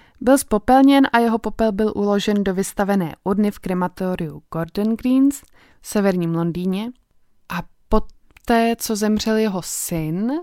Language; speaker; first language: Czech; native; Czech